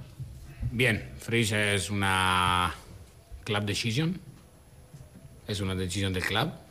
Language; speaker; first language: Spanish; non-native, fluent; Italian